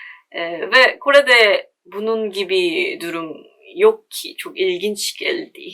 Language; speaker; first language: Turkish; non-native, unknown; Korean